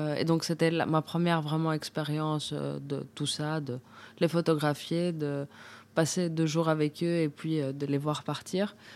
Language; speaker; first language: French; non-native, fluent; Greek